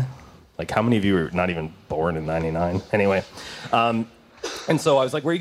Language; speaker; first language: English; native; English